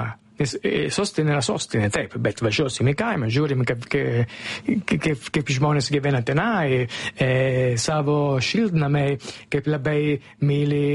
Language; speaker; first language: Lithuanian; non-native, learner; Italian